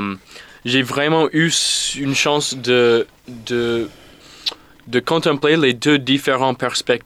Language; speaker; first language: French; non-native, fluent; English